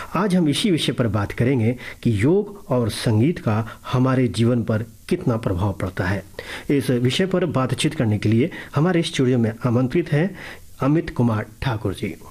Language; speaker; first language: Hindi; native; Hindi